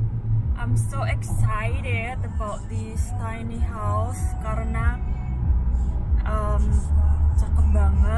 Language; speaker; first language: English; non-native, fluent; Indonesian